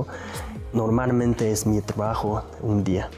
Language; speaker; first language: Spanish; non-native, learner; Chinese